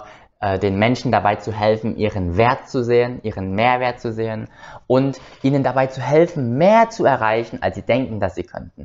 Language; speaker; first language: German; early bilingual, other home language; Vietnamese